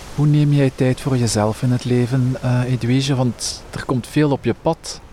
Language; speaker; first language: Dutch; native; Dutch